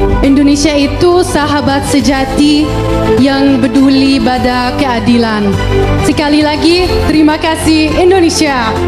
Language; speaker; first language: Indonesian; non-native, fluent; Arabic